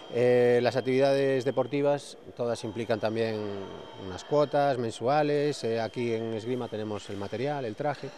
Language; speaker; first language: Spanish; native; Spanish